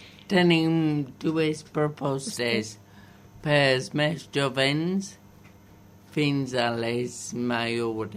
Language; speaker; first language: Catalan; non-native, learner; English